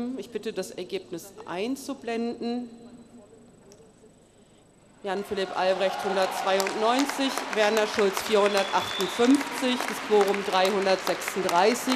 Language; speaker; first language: German; native; German